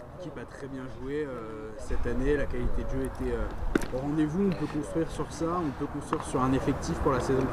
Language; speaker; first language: French; native; French